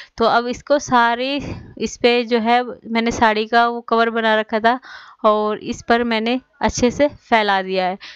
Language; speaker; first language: Hindi; native; Hindi